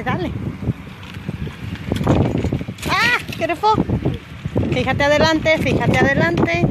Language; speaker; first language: Spanish; native; Spanish